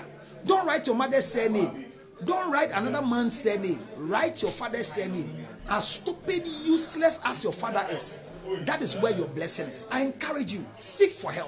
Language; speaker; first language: English; non-native, local second language; Akan